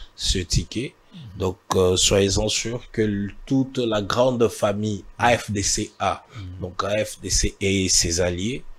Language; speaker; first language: French; non-native, local second language; Swahili